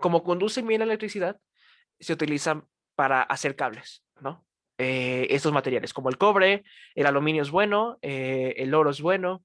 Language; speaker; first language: Spanish; native; Spanish